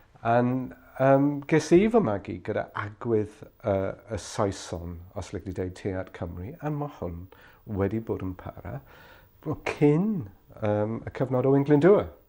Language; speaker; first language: Welsh; non-native, fluent; English